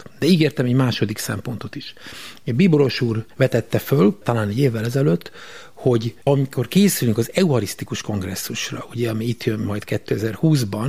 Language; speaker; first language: Hungarian; native; Hungarian